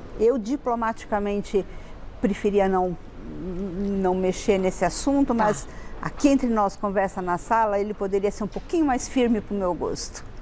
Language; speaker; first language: Portuguese; native; Portuguese